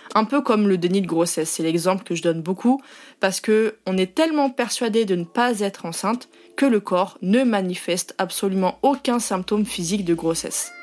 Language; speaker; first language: French; native; French